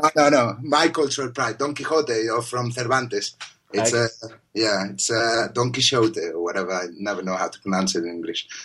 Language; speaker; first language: English; non-native, fluent; Spanish